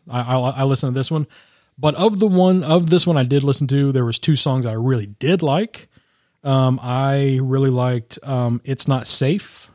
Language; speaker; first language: English; native; English